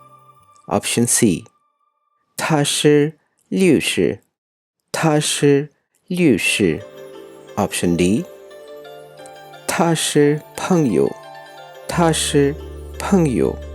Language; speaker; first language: Chinese; non-native, fluent; Urdu